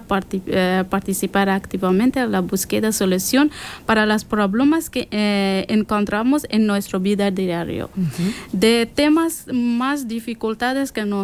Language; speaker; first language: Spanish; non-native, learner; Persian